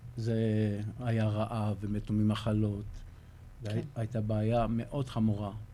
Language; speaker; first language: Hebrew; early bilingual, other home language; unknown